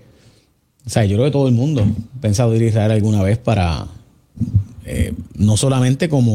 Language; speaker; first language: Spanish; native; Spanish